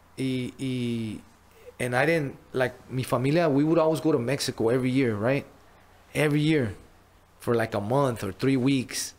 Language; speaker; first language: English; early bilingual, other home language; Spanish